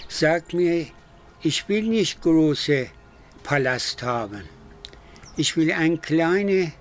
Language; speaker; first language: German; non-native, learner; Persian